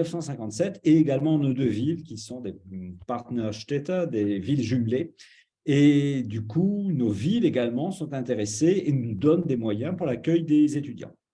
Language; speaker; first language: French; native; French